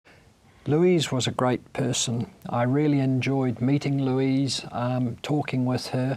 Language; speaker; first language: English; native; English